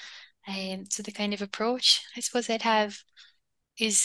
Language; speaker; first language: English; non-native, local second language; Irish